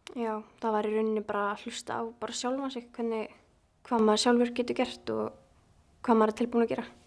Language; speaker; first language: Icelandic; native; Icelandic